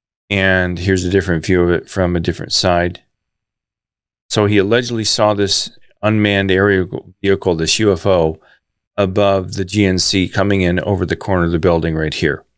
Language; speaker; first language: English; native; English